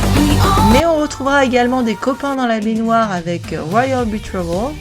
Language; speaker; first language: French; native; French